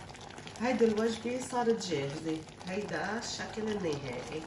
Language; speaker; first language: Arabic; native; Arabic